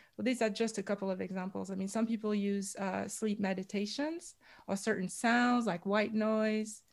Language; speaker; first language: English; non-native, fluent; French